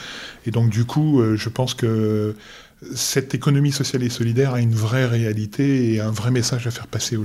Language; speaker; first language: French; native; French